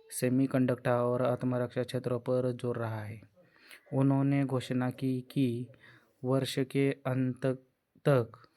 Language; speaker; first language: Hindi; non-native, local second language; Marathi